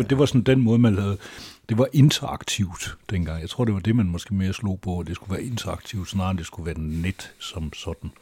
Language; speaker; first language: Danish; native; Danish